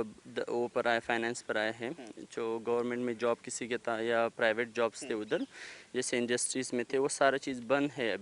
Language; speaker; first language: Hindi; non-native, fluent; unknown